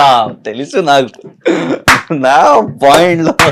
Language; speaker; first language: Telugu; non-native, learner; Hindi